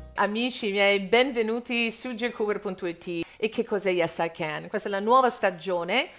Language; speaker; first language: Italian; non-native, fluent; English